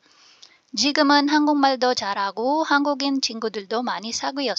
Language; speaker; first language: Korean; non-native, fluent; Filipino